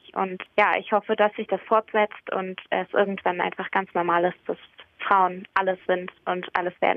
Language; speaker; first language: German; native; German